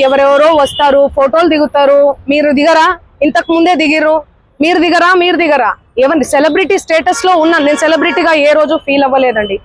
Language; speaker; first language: Telugu; non-native, local second language; Lambadi